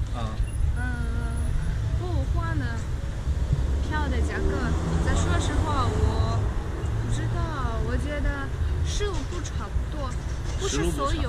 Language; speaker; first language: Chinese; non-native, fluent; Russian